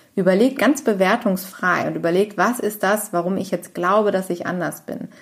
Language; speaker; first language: German; native; German